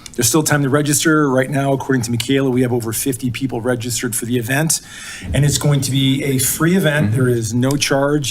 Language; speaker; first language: English; native; English